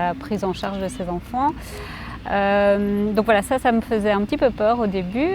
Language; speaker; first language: French; native; French